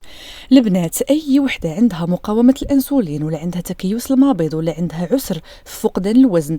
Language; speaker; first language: Arabic; native; Arabic